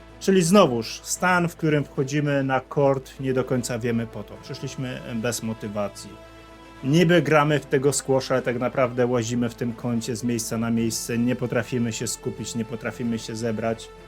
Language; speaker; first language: Polish; native; Polish